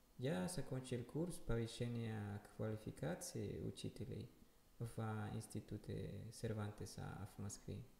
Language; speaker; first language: Russian; non-native, learner; Spanish